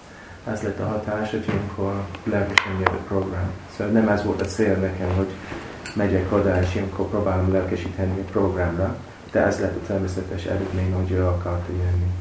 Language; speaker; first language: Hungarian; non-native, learner; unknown